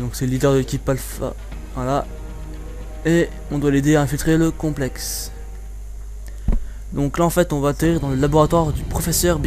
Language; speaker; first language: French; native; French